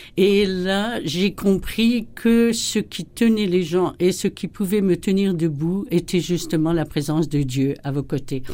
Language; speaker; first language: French; native; French